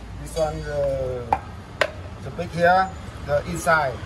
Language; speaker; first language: English; non-native, learner; Vietnamese